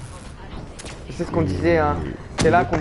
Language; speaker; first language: French; native; French